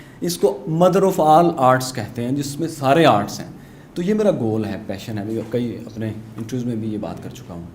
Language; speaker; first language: Urdu; non-native, local second language; Punjabi